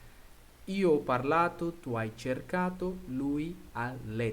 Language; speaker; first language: Italian; non-native, fluent; Portuguese